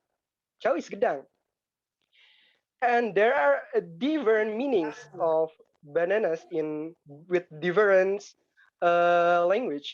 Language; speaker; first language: English; non-native, learner; Indonesian